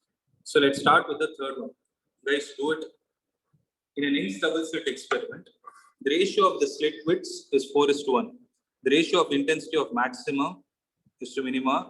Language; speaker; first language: English; non-native, local second language; Tamil